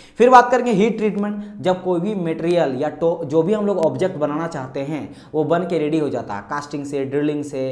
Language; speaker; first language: Hindi; non-native, local second language; Marathi